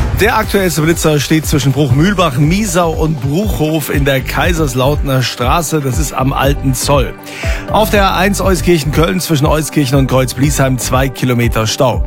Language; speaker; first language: German; native; German